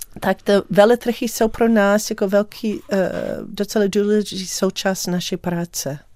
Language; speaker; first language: Czech; non-native, learner; English